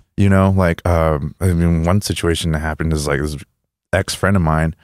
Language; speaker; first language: English; early bilingual, other home language; Spanish